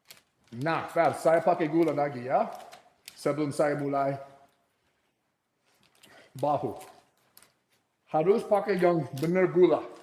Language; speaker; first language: Indonesian; non-native, fluent; English